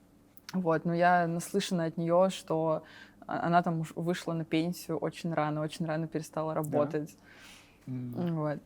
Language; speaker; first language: Russian; native; Russian